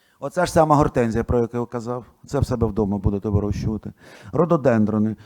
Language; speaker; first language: Ukrainian; non-native, local second language; Russian